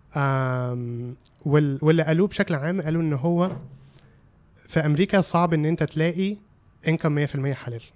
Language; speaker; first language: Arabic; native; Arabic